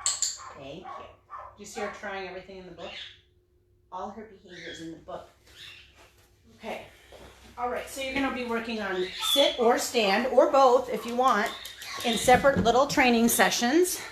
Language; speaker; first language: English; native; English